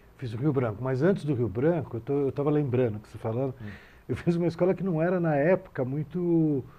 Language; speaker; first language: Portuguese; native; Portuguese